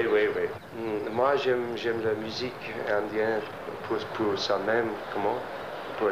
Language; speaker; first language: French; non-native, learner; English